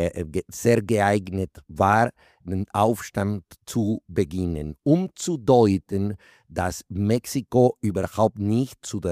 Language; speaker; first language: German; non-native, fluent; Spanish